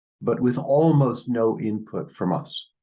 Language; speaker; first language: English; native; English